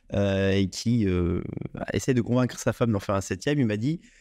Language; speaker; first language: French; native; French